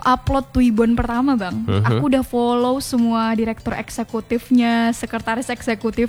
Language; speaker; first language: Indonesian; native; Indonesian